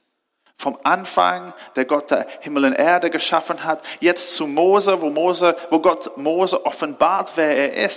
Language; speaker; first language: German; non-native, fluent; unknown